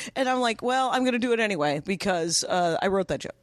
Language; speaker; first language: English; native; English